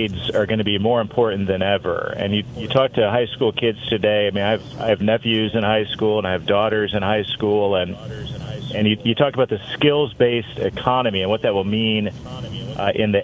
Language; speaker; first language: English; native; English